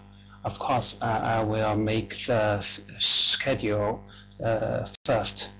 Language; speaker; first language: English; non-native, learner; Chinese